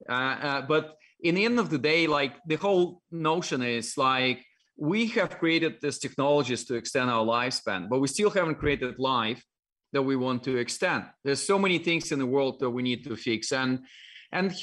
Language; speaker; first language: English; non-native, fluent; Russian